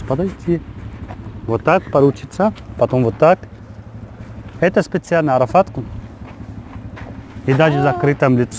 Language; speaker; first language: Russian; non-native, learner; Arabic